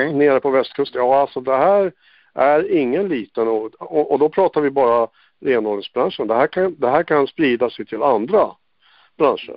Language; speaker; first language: Swedish; native; Swedish